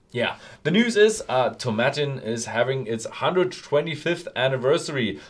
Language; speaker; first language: English; non-native, fluent; German